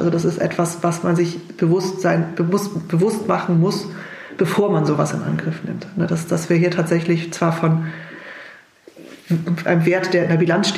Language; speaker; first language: German; native; German